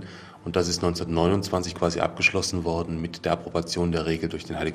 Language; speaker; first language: German; native; German